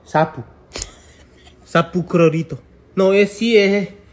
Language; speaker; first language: Portuguese; non-native, learner; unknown